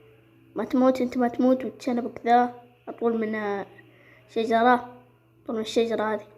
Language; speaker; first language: Arabic; native; Arabic